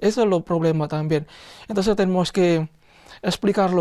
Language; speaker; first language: Spanish; non-native, learner; Indonesian